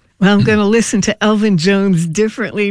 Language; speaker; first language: English; native; English